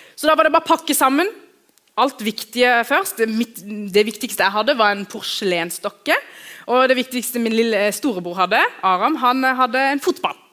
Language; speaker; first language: Norwegian; early bilingual, other home language; Kurdish